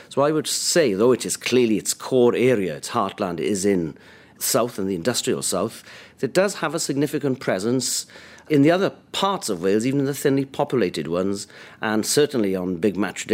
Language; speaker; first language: English; native; English